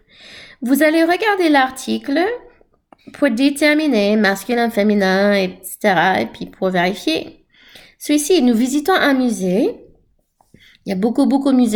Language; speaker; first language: French; non-native, fluent; English